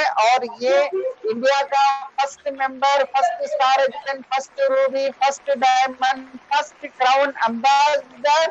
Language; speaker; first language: Hindi; non-native, local second language; Tamil